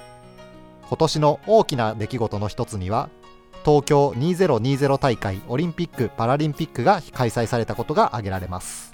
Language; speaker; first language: Japanese; native; Japanese